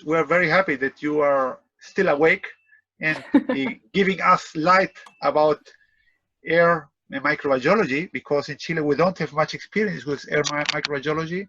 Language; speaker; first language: English; non-native, fluent; Spanish